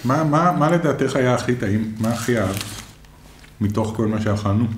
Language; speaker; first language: Hebrew; native; Hebrew